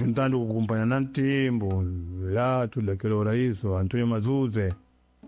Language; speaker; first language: Portuguese; non-native, local second language; Yao